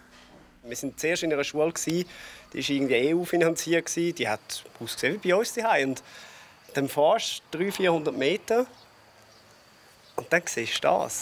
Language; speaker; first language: German; native; German